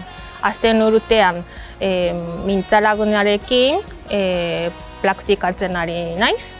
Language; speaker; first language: Basque; non-native, learner; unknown